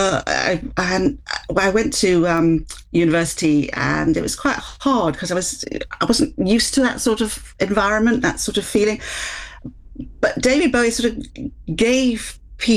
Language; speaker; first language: English; native; English